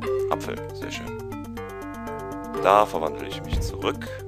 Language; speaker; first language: German; native; German